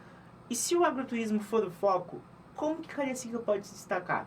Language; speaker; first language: Portuguese; native; Portuguese